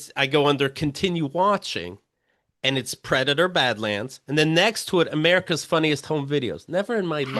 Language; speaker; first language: English; native; English